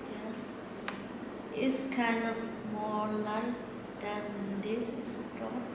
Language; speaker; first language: English; non-native, learner; Vietnamese